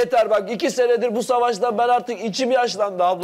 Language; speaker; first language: Turkish; native; Turkish